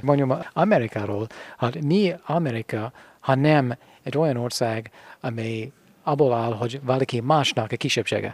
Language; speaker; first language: Hungarian; non-native, fluent; English